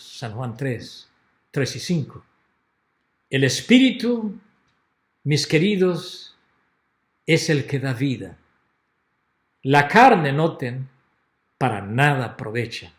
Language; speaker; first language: Spanish; native; Spanish